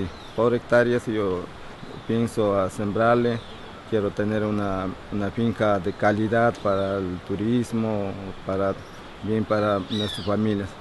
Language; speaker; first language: Spanish; non-native, local second language; Quechua